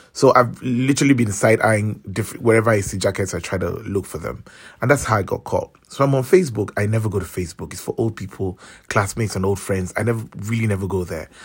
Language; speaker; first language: English; non-native, local second language; Yoruba